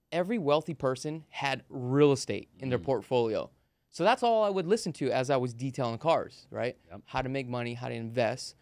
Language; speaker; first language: English; native; English